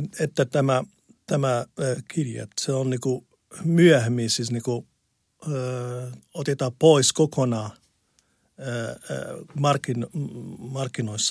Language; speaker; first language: Finnish; non-native, learner; Arabic